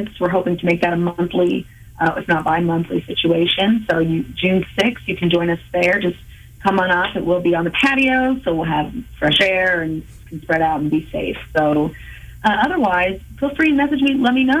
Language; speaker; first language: English; native; English